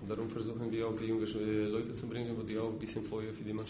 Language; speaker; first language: German; non-native, fluent; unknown